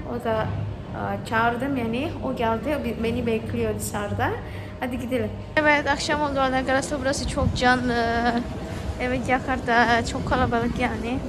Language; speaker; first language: Turkish; non-native, learner; Indonesian